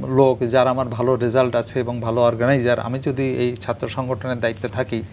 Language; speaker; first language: Bangla; native; Bangla